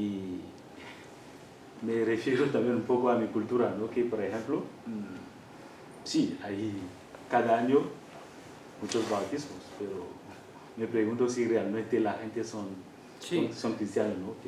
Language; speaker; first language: Spanish; non-native, fluent; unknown